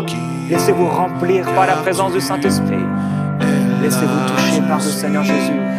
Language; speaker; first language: French; non-native, local second language; Haitian Creole